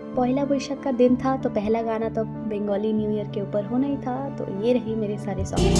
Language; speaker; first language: Hindi; non-native, local second language; Bangla